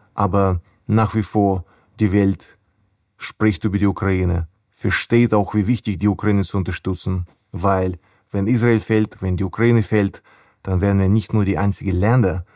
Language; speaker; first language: German; non-native, fluent; Ukrainian